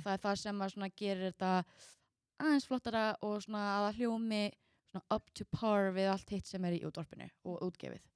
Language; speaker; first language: Icelandic; early bilingual, heritage; Icelandic